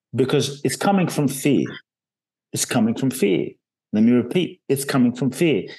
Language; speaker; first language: English; native; English